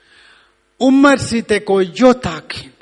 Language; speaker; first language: Finnish; non-native, fluent; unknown